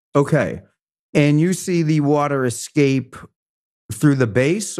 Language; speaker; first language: English; native; English